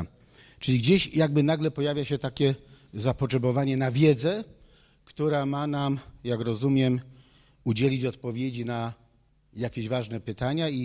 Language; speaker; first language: Polish; native; Polish